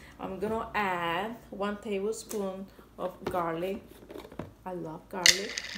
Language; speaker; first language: English; non-native, fluent; Spanish